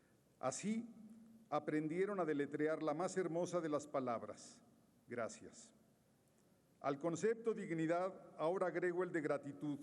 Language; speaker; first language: Spanish; native; Spanish